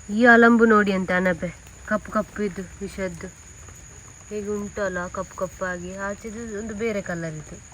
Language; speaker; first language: Kannada; native; Kannada